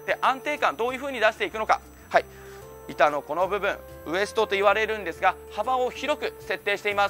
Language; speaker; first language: Japanese; native; Japanese